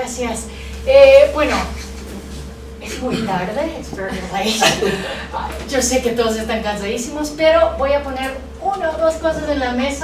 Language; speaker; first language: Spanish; non-native, fluent; English